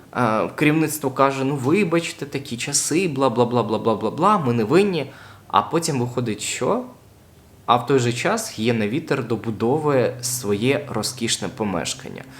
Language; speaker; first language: Ukrainian; non-native, local second language; Russian